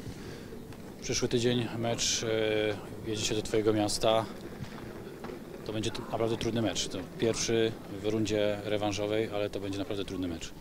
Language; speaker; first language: Polish; native; Polish